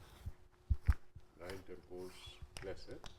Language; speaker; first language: English; non-native, learner; Wolof